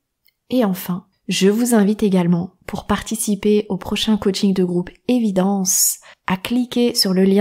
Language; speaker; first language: French; native; French